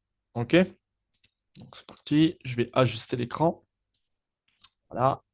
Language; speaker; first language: French; native; French